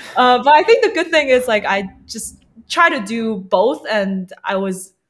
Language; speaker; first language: English; early bilingual, other home language; Chinese